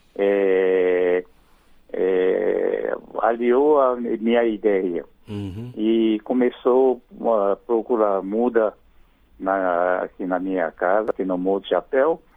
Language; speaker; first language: Portuguese; non-native, fluent; Japanese